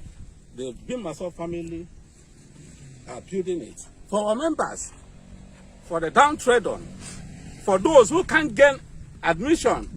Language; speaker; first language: English; non-native, local second language; Igbo